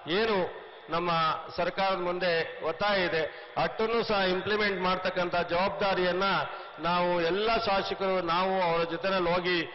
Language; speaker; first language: Kannada; native; Kannada